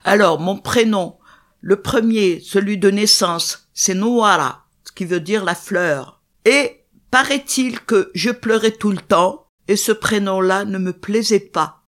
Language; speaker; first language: French; non-native, local second language; Kabyle